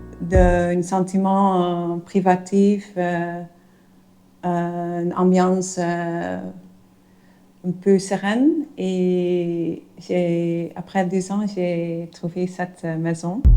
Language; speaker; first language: French; non-native, fluent; Dutch